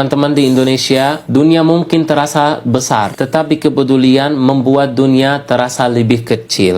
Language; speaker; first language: Indonesian; non-native, fluent; Arabic